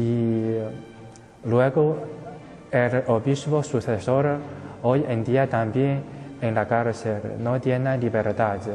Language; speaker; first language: Spanish; non-native, fluent; Chinese